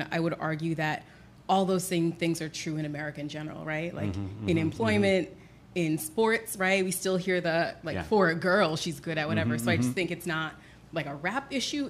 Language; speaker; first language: English; native; English